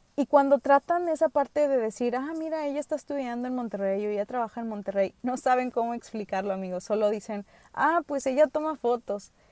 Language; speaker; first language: Spanish; early bilingual, other home language; English